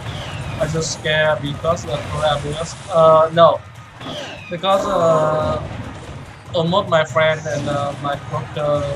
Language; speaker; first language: English; non-native, learner; Vietnamese